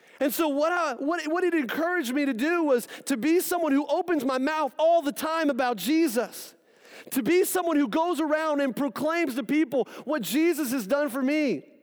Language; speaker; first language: English; native; English